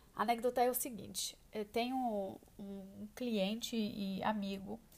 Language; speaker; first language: Portuguese; non-native, fluent; French